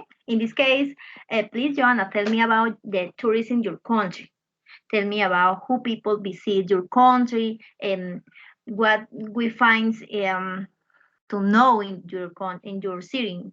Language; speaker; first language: English; non-native, fluent; Spanish